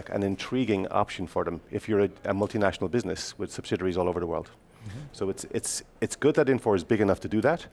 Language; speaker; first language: English; native; English